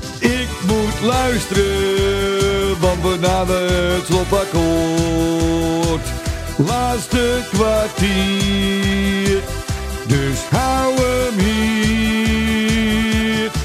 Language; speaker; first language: Dutch; native; Dutch